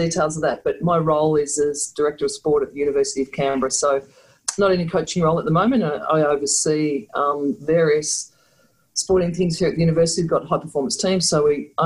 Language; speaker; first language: English; native; English